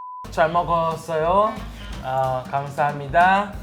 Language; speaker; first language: Korean; non-native, learner; English